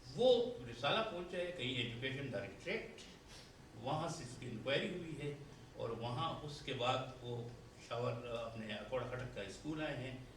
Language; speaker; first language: Urdu; non-native, local second language; Pashto